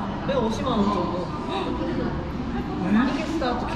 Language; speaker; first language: Korean; non-native, learner; Japanese